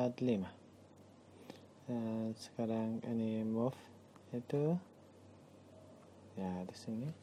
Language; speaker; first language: Indonesian; non-native, learner; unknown